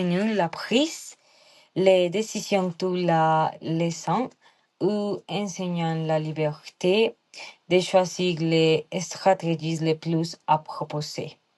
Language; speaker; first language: French; non-native, learner; Spanish